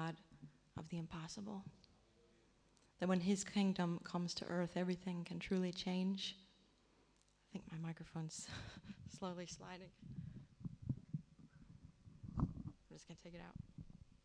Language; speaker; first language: English; native; English